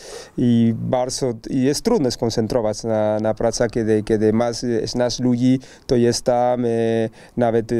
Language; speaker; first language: Polish; non-native, learner; Spanish